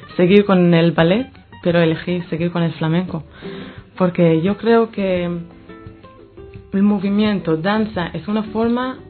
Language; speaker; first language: Spanish; non-native, fluent; Hebrew